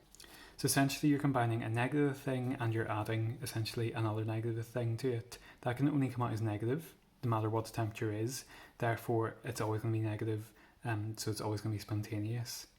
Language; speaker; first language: English; native; English